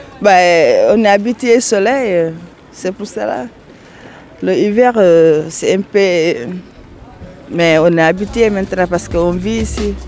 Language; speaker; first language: French; non-native, learner; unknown